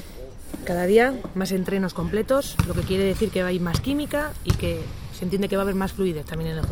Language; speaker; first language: Spanish; native; Spanish